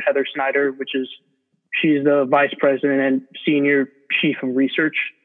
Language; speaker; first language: English; native; English